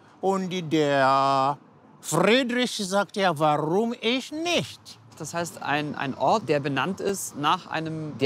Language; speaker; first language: German; non-native, fluent; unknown